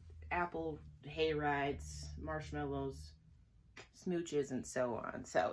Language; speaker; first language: English; native; English